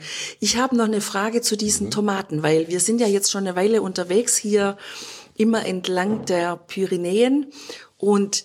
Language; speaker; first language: German; native; German